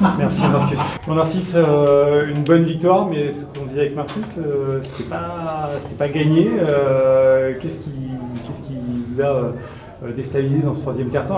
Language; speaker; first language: French; native; French